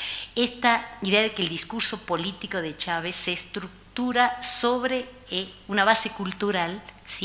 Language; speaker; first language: Spanish; native; Spanish